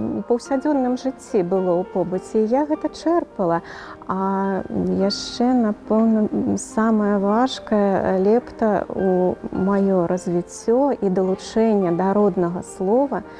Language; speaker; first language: Belarusian; native; Belarusian